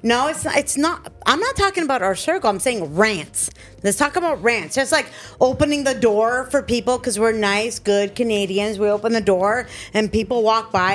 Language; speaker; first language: English; native; English